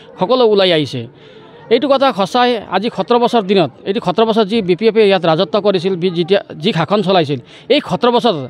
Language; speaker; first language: Assamese; non-native, local second language; Nepali